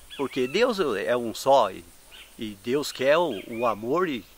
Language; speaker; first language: Portuguese; native; Portuguese